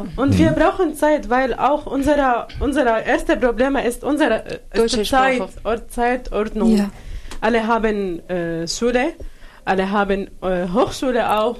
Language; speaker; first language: German; non-native, learner; Arabic